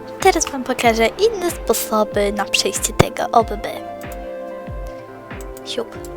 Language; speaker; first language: Polish; native; Polish